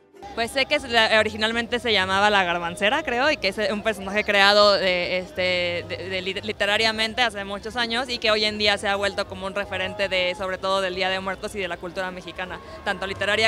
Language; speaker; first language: Spanish; native; Spanish